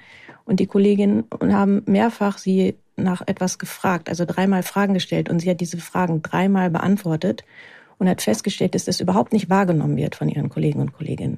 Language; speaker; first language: German; native; German